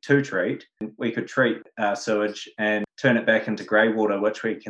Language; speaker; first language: English; native; English